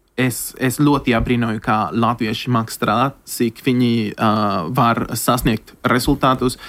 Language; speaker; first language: Latvian; non-native, fluent; Spanish